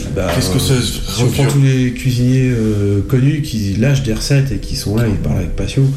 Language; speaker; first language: French; native; French